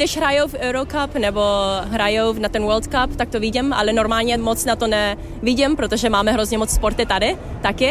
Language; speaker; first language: Czech; early bilingual, heritage; Czech